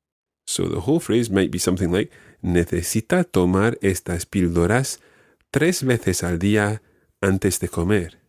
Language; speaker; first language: Spanish; non-native, fluent; English